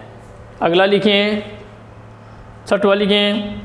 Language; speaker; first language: Hindi; native; Hindi